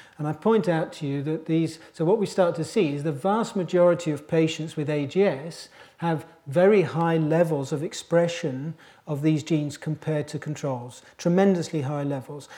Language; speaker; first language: English; native; English